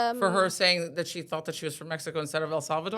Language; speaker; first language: English; native; English